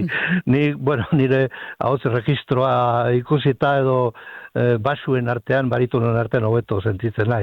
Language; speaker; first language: Basque; native; Basque